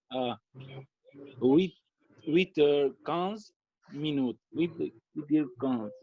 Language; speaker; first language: French; non-native, learner; Albanian